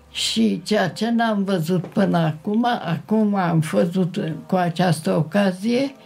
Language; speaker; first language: Romanian; non-native, local second language; Hungarian